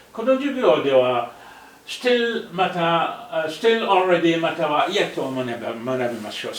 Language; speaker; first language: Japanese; non-native, fluent; Arabic